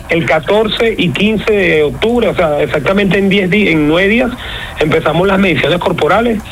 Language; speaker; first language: Spanish; native; Spanish